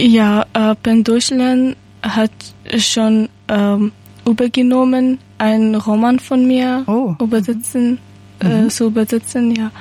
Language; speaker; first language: German; non-native, learner; Persian